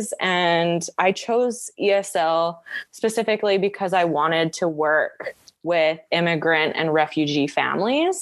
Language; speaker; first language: English; native; English